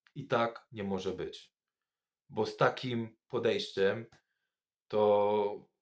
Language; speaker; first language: Polish; non-native, fluent; French